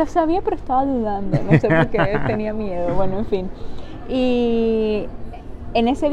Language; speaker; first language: Spanish; native; Spanish